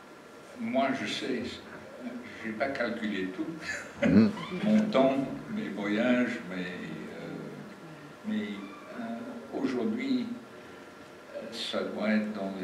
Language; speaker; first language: French; non-native, fluent; English